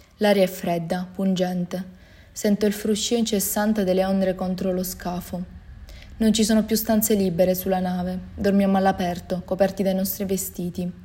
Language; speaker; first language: Italian; early bilingual, other home language; Albanian